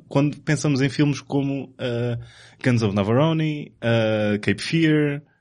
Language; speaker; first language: Portuguese; native; Portuguese